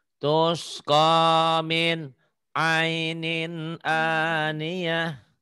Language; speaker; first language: Indonesian; non-native, local second language; Sundanese